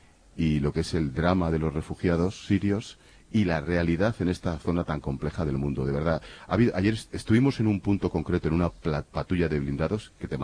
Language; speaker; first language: Spanish; native; Spanish